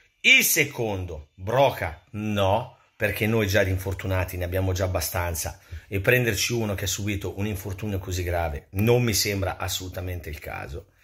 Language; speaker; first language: Italian; native; Italian